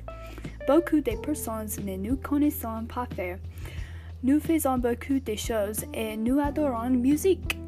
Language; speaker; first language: French; non-native, learner; English